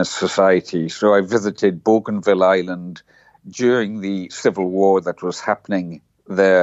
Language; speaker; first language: English; native; English